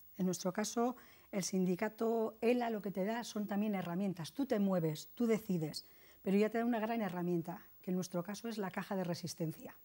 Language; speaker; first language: Spanish; native; Spanish